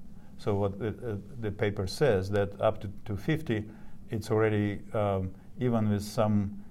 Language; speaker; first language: English; non-native, fluent; Russian